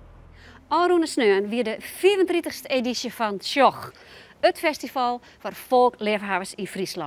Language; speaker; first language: Dutch; non-native, local second language; Western Frisian